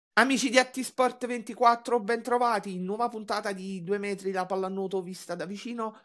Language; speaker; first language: Italian; native; Italian